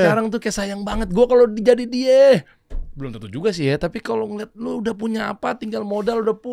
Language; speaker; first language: Indonesian; native; Indonesian